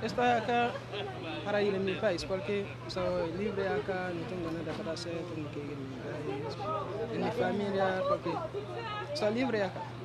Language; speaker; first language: Spanish; non-native, learner; Haitian Creole